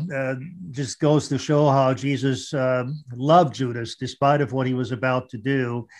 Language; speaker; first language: English; non-native, fluent; German